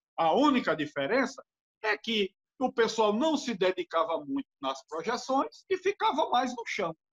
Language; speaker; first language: Portuguese; native; Portuguese